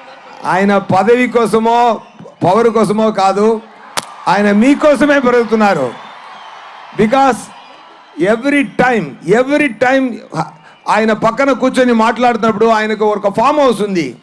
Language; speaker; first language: Telugu; non-native, learner; Tamil